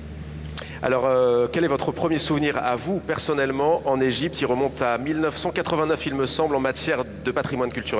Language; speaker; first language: French; native; French